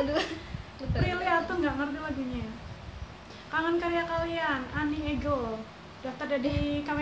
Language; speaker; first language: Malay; non-native, local second language; Javanese